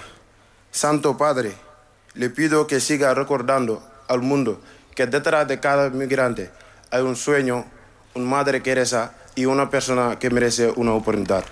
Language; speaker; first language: Spanish; non-native, learner; Wolof